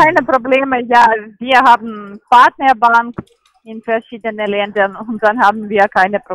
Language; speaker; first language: German; non-native, learner; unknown